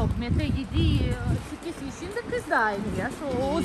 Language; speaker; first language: Turkish; non-native, learner; Russian